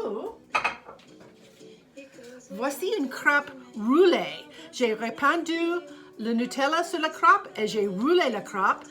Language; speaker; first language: French; non-native, fluent; English